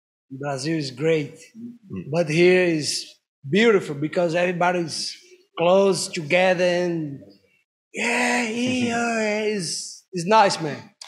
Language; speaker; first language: English; non-native, learner; Portuguese